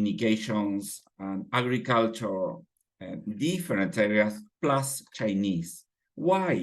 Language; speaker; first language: English; non-native, fluent; Spanish